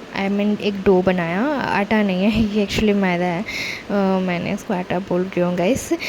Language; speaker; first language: Hindi; non-native, local second language; Telugu